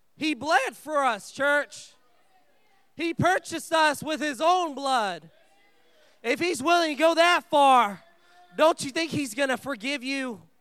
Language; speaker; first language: English; early bilingual, other home language; Vietnamese